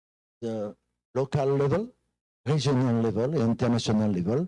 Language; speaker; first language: English; non-native, fluent; French